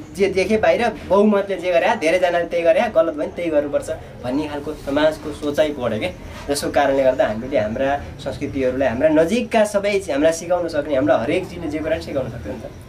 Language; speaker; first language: Nepali; native; Nepali